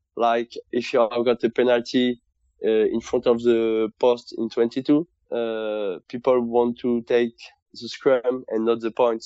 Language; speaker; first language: English; non-native, fluent; French